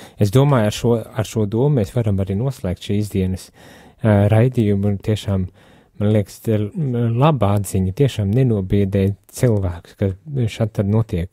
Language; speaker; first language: Latvian; native; Latvian